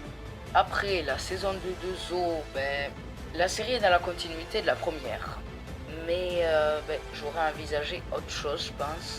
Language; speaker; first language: French; native; French